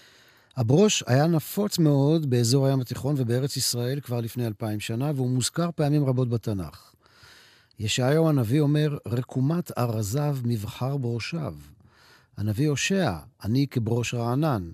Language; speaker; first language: Hebrew; native; Hebrew